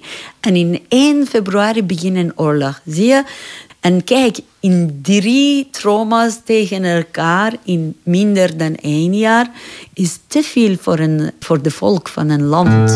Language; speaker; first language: Dutch; non-native, fluent; Persian